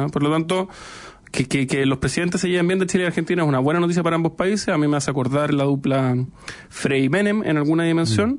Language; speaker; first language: Spanish; native; Spanish